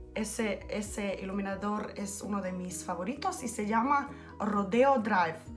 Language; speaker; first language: Spanish; non-native, learner; Bosnian